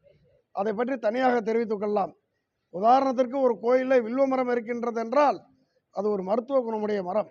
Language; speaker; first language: Tamil; native; Tamil